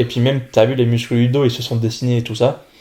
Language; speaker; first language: French; native; French